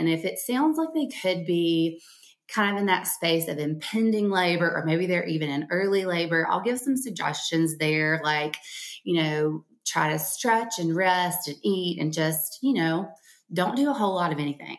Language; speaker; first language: English; native; English